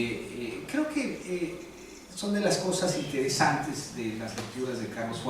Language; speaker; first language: Spanish; native; Spanish